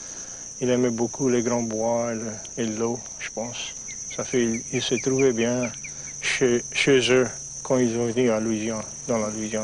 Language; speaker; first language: French; non-native, local second language; English